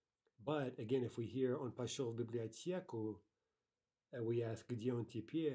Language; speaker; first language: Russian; non-native, fluent; English